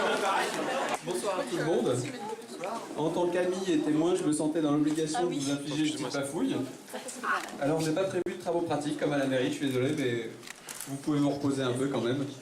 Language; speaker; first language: French; native; French